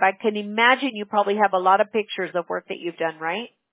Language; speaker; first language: English; early bilingual, other home language; Spanish